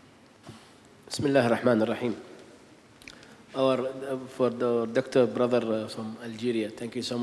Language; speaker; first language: English; non-native, fluent; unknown